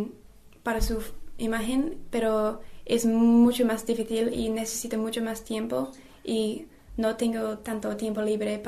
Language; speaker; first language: Spanish; non-native, learner; English